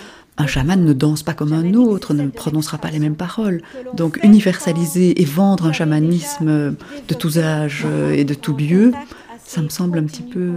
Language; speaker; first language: French; native; French